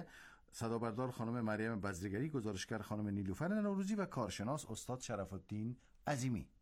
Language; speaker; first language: Persian; native; Persian